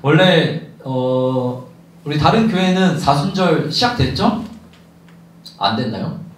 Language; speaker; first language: Korean; native; Korean